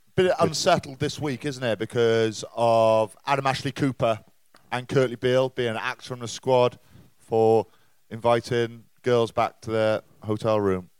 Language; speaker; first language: English; native; English